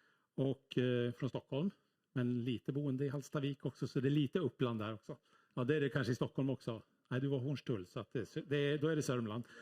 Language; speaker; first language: Swedish; native; Swedish